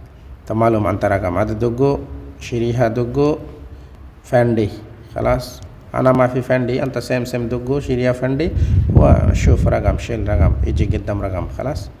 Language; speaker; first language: Arabic; non-native, learner; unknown